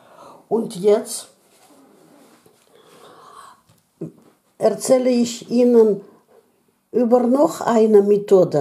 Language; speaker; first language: German; non-native, learner; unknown